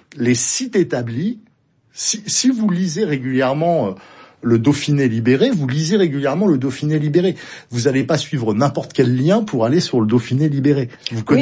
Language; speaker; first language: French; native; French